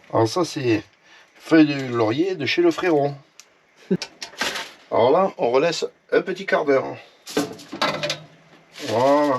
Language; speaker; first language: French; native; French